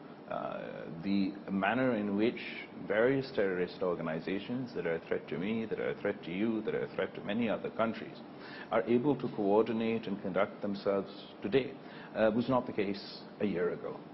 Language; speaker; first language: English; non-native, local second language; Urdu